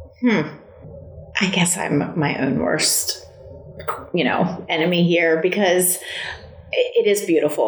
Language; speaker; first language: English; native; English